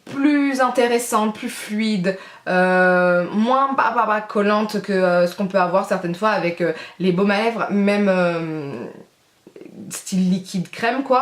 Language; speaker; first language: French; native; French